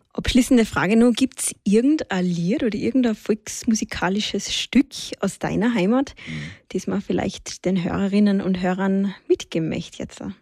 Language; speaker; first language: German; native; German